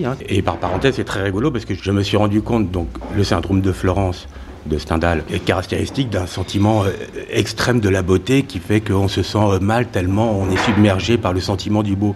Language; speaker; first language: French; native; French